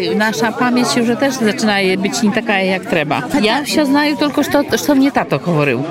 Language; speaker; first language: Polish; non-native, local second language; Belarusian